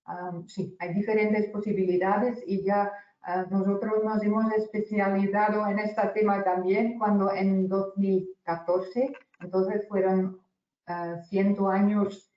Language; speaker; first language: Spanish; non-native, fluent; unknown